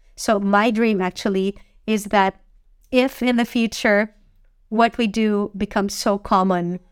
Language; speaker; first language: English; non-native, local second language; Filipino